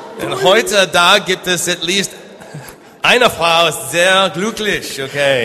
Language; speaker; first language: German; non-native, learner; English